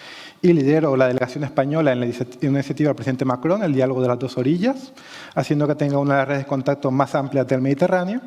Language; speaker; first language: Spanish; native; Spanish